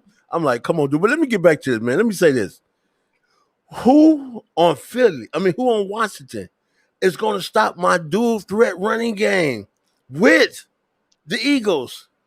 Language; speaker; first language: English; native; English